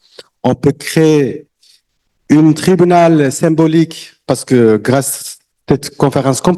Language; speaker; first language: French; non-native, learner; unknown